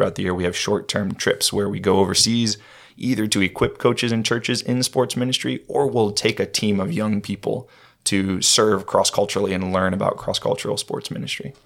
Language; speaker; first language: English; native; English